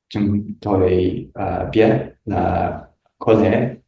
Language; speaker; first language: Vietnamese; non-native, learner; English